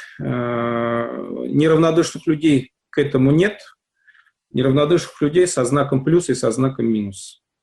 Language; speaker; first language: Russian; native; Russian